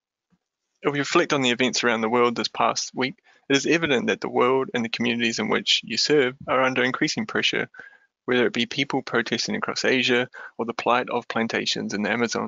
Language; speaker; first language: English; native; English